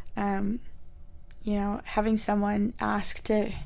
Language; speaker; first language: English; native; English